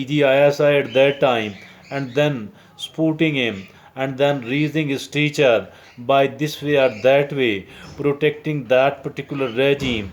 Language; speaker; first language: English; non-native, local second language; Urdu